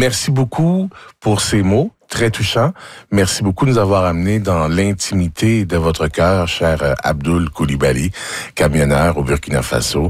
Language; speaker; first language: French; native; French